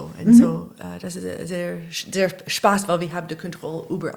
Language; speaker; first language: German; non-native, learner; English